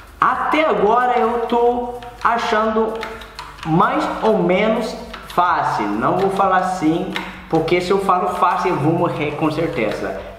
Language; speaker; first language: Portuguese; non-native, learner; English